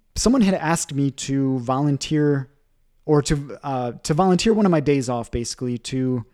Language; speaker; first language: English; native; English